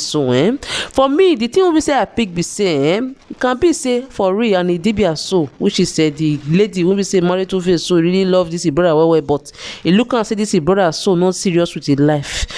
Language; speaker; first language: Nigerian Pidgin; native; Nigerian Pidgin